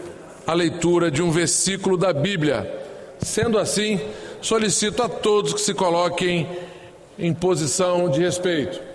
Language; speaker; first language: Portuguese; native; Portuguese